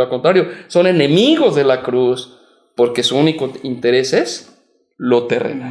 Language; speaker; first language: Spanish; native; Spanish